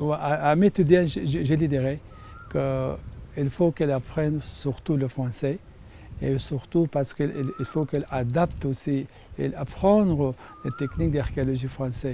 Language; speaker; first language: French; non-native, fluent; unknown